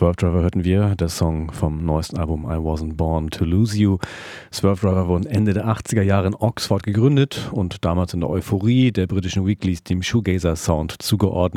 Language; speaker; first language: German; native; German